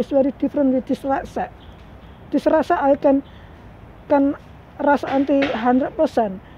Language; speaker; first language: English; non-native, learner; Indonesian